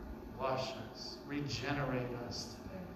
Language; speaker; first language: English; native; English